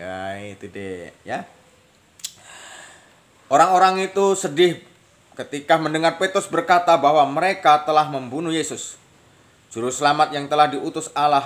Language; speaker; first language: Indonesian; native; Indonesian